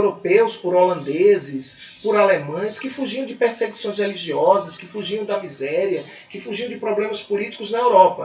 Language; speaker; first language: Portuguese; native; Portuguese